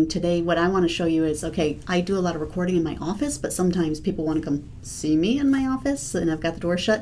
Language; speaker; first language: English; native; English